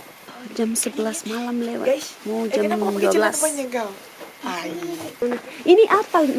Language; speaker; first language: Indonesian; non-native, learner; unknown